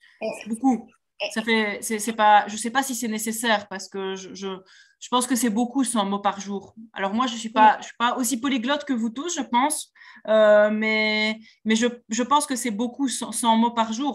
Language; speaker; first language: French; native; French